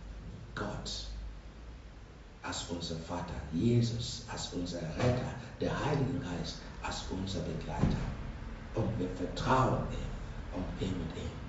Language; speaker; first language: German; non-native, fluent; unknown